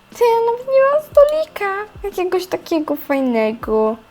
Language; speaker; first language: Polish; native; Polish